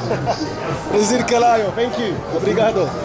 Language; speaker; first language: Portuguese; non-native, learner; English